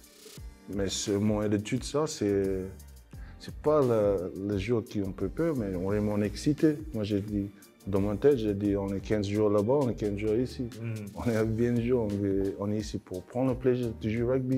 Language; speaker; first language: French; non-native, learner; English